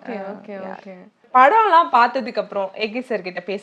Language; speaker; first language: Tamil; native; Tamil